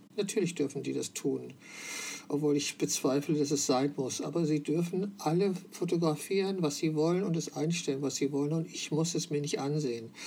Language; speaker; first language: German; native; German